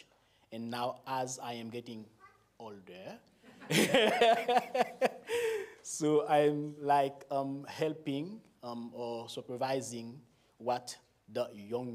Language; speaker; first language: English; non-native, fluent; Haitian Creole